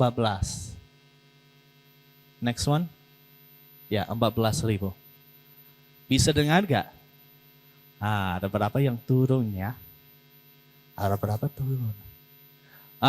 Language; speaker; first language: Indonesian; non-native, learner; English